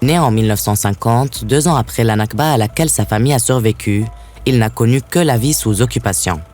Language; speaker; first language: French; native; French